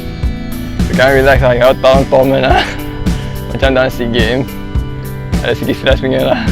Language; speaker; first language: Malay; non-native, local second language; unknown